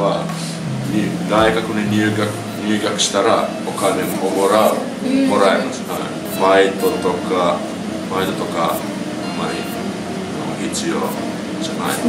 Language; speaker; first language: Japanese; non-native, learner; Finnish